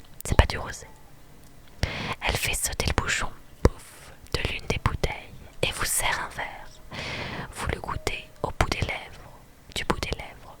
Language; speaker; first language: French; native; French